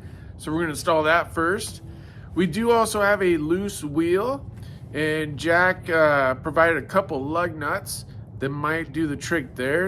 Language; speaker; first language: English; native; English